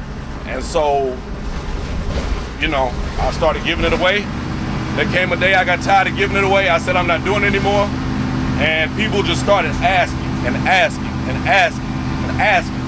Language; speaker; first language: English; native; English